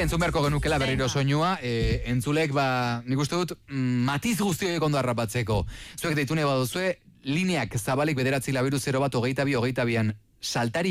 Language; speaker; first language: Basque; native; Basque